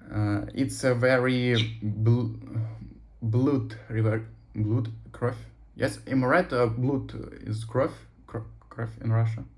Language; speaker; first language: English; non-native, learner; Russian